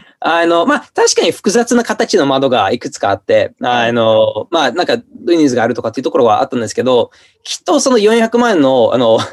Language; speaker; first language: Japanese; non-native, fluent; English